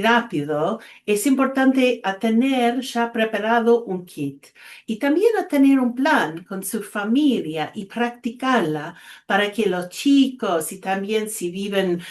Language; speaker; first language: Spanish; non-native, fluent; English